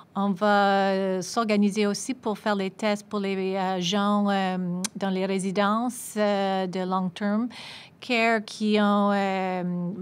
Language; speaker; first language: French; non-native, fluent; English